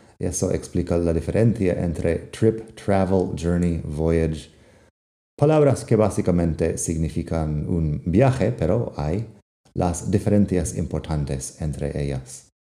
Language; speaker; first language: Spanish; non-native, fluent; English